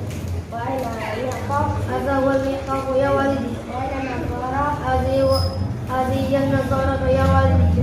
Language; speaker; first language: Arabic; non-native, learner; Indonesian